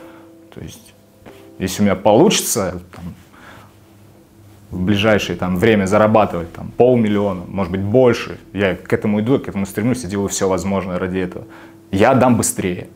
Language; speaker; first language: Russian; native; Russian